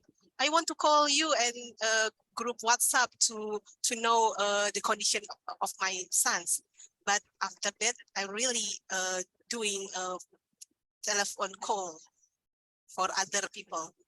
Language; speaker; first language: English; non-native, learner; Indonesian